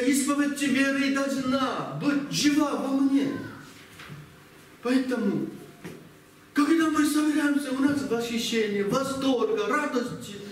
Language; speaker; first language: Russian; non-native, learner; Korean